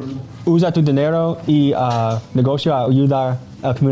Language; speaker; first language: Spanish; non-native, learner; English